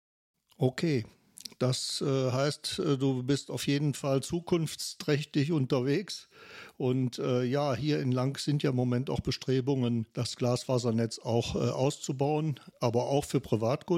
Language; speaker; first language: German; native; German